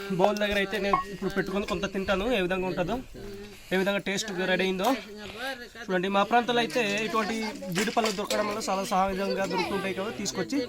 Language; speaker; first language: Telugu; native; Telugu